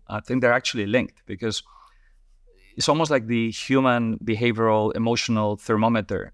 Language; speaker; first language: English; non-native, fluent; Spanish